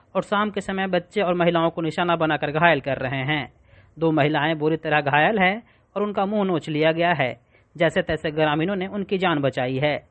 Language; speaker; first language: Hindi; native; Hindi